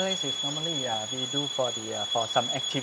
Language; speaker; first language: English; non-native, learner; Thai